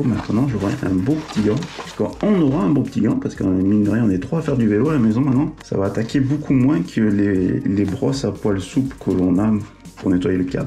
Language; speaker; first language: French; native; French